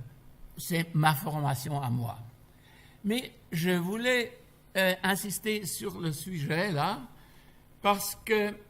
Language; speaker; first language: French; non-native, fluent; German